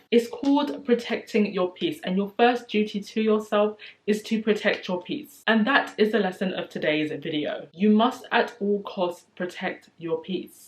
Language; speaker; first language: English; native; English